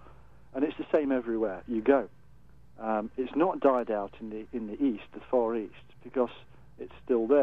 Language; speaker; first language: English; native; English